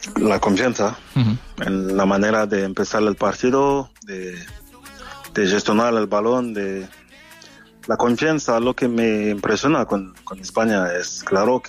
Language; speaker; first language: Spanish; non-native, fluent; French